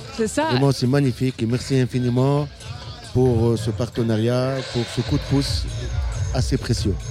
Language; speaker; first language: French; non-native, local second language; Arabic